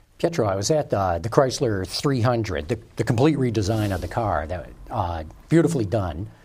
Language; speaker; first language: English; native; English